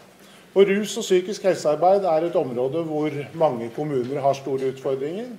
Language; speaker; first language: Norwegian; native; Norwegian